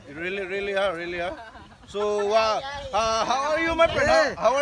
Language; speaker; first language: English; non-native, learner; Cebuano